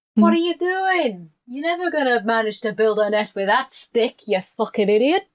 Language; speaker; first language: English; native; English